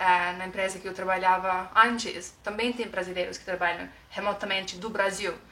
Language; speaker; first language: Portuguese; non-native, fluent; Estonian